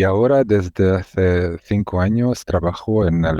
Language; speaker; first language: Spanish; non-native, learner; Hungarian